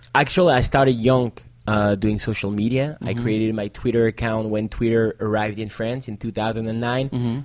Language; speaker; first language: English; non-native, fluent; French